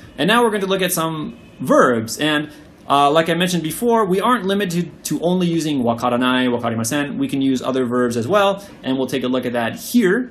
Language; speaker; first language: English; native; English